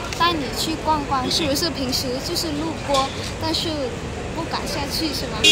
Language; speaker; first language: Chinese; non-native, fluent; Vietnamese